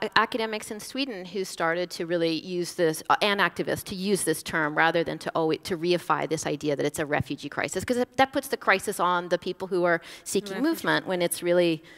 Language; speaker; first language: English; native; English